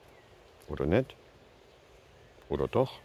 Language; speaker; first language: German; native; German